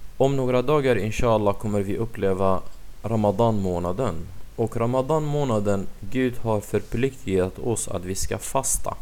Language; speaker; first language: Swedish; non-native, fluent; Arabic